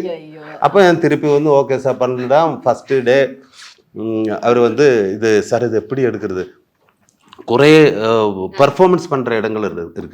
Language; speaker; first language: Tamil; non-native, learner; Malayalam